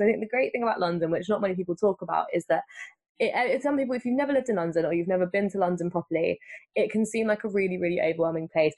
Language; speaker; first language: English; native; English